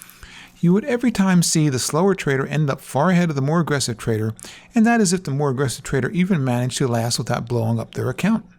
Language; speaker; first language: English; native; English